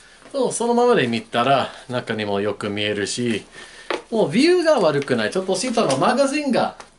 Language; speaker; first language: Japanese; non-native, learner; English